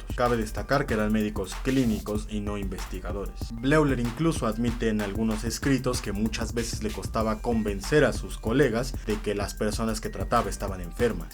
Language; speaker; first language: Spanish; native; Spanish